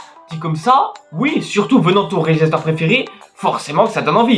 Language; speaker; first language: French; native; French